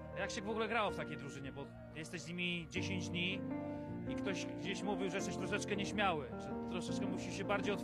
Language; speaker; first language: Polish; native; Polish